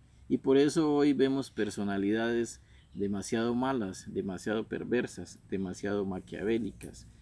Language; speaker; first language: Spanish; native; Spanish